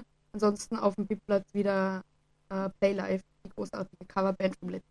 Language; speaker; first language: German; native; German